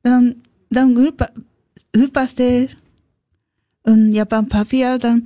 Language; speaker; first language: German; non-native, learner; Japanese